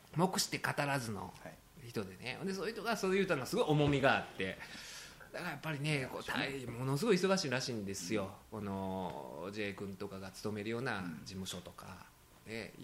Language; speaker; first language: Japanese; native; Japanese